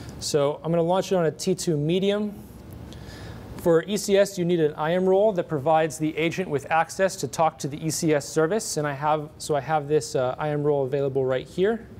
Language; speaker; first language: English; native; English